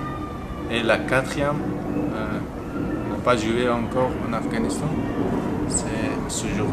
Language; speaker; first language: French; non-native, learner; Persian